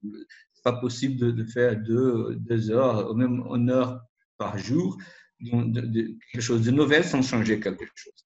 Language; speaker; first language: French; non-native, learner; Portuguese